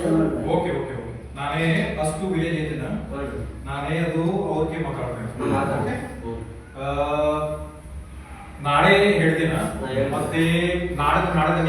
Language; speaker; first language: Kannada; non-native, local second language; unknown